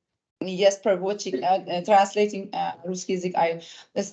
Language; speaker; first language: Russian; non-native, learner; Persian